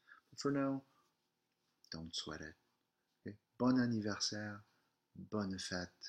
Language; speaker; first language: English; early bilingual, other home language; French